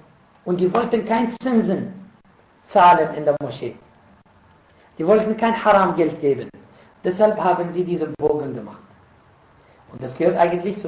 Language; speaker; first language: German; non-native, fluent; Arabic